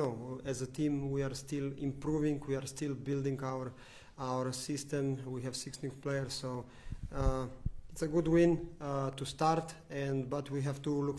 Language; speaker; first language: English; non-native, fluent; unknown